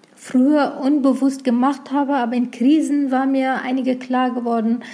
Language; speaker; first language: German; non-native, learner; Arabic